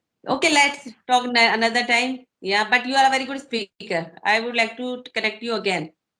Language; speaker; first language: English; non-native, fluent; Hindi